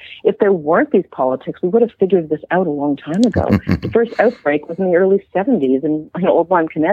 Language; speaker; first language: English; native; English